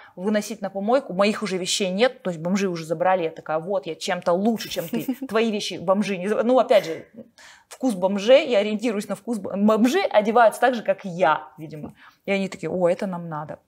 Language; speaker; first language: Russian; native; Russian